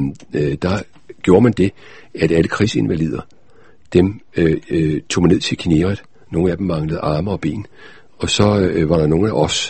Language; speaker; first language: Danish; native; Danish